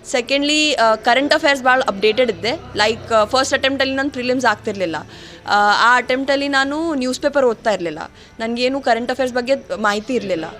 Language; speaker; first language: Kannada; native; Kannada